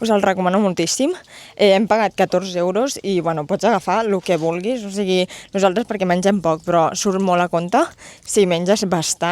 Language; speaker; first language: Catalan; native; Catalan